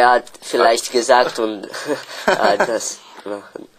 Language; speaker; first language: German; non-native, learner; French